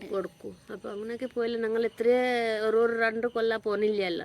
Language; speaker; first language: Malayalam; non-native, local second language; Hindi